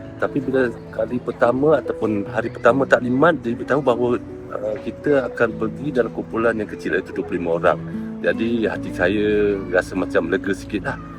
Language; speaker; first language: Malay; native; Malay